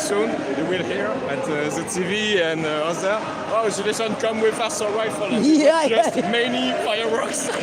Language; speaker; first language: English; non-native, learner; French